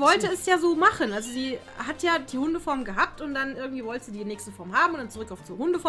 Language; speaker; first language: German; native; German